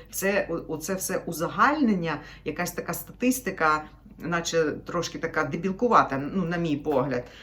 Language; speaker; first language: Ukrainian; native; Ukrainian